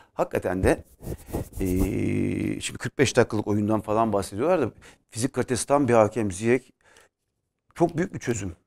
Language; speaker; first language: Turkish; native; Turkish